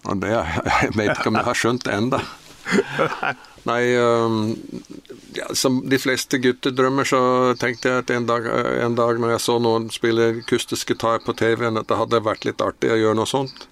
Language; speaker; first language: Norwegian; non-native, fluent; English